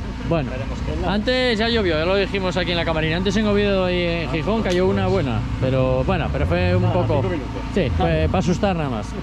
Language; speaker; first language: Spanish; native; Spanish